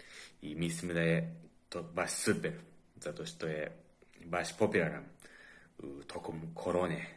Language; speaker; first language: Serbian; non-native, fluent; Japanese